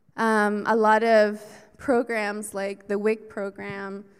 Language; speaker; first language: English; early bilingual, other home language; Spanish